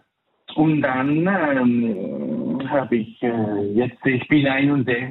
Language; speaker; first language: German; early bilingual, heritage; Italian